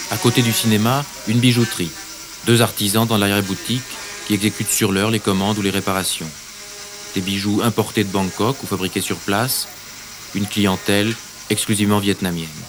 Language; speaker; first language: French; native; French